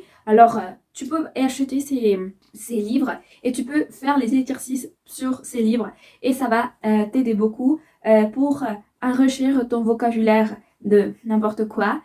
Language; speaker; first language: French; non-native, fluent; Spanish